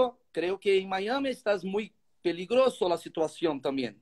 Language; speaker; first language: Spanish; non-native, learner; Portuguese